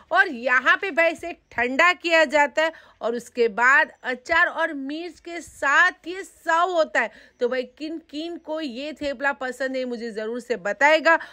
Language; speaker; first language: Hindi; non-native, local second language; Gujarati